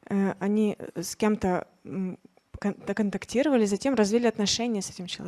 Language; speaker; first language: Russian; native; Russian